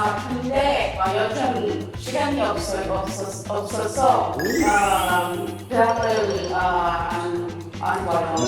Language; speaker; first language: Korean; non-native, learner; Italian